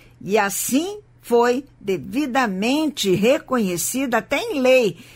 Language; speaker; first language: Portuguese; native; Portuguese